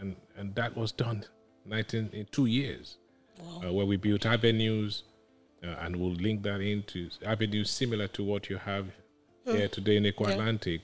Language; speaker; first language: English; non-native, local second language; Yoruba